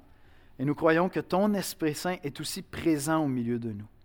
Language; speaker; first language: French; native; French